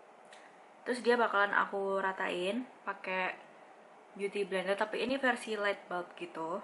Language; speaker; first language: Indonesian; native; Indonesian